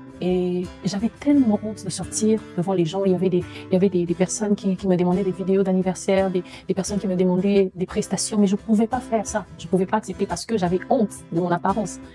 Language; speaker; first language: French; non-native, local second language; Lingala